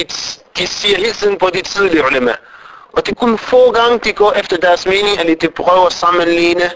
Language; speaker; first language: Danish; non-native, fluent; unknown